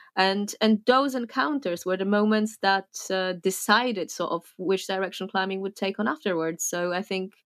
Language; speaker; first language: English; non-native, fluent; Polish